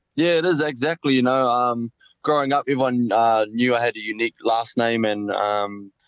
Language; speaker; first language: English; early bilingual, other home language; Samoan